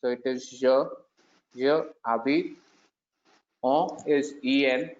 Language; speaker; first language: French; non-native, learner; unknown